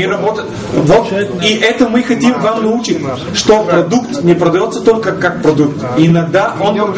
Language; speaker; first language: Russian; non-native, fluent; Bulgarian